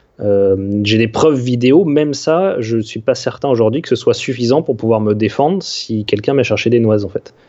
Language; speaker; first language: French; native; French